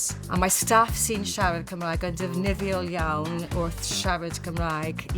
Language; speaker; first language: Welsh; non-native, learner; English